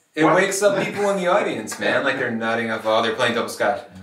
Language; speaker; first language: English; native; English